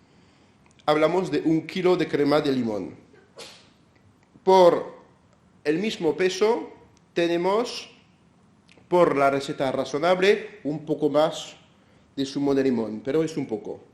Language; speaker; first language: Spanish; non-native, fluent; French